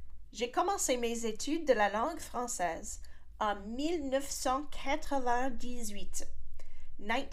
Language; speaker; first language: French; non-native, fluent; English